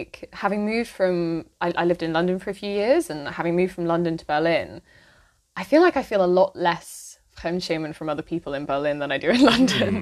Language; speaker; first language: English; native; English